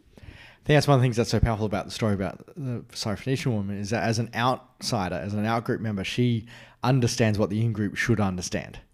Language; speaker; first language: English; native; English